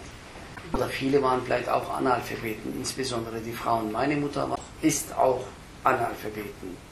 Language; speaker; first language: German; early bilingual, other home language; Turkish